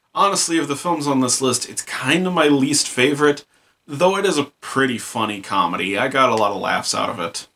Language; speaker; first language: English; native; English